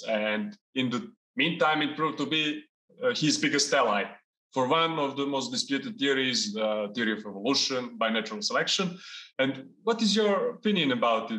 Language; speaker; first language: English; non-native, fluent; Serbian